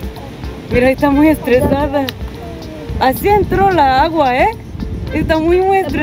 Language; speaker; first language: Spanish; non-native, fluent; Korean